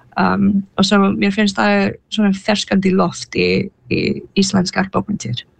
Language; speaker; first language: Icelandic; non-native, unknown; English